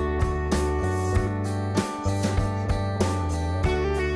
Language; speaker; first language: French; native; French